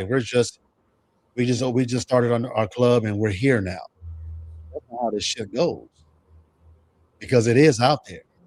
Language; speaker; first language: English; native; English